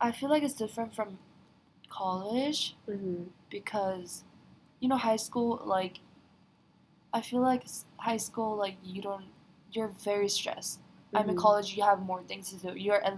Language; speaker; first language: English; non-native, fluent; Korean